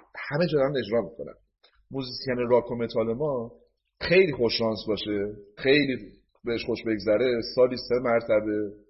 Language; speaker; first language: Persian; native; Persian